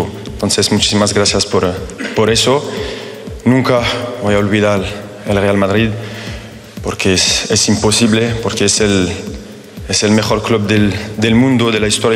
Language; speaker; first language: Spanish; non-native, fluent; French